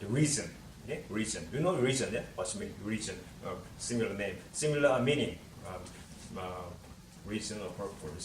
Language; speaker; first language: English; non-native, learner; Korean